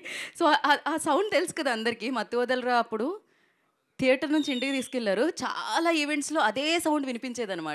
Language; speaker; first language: Telugu; native; Telugu